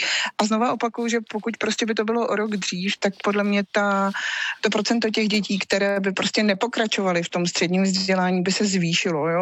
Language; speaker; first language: Czech; native; Czech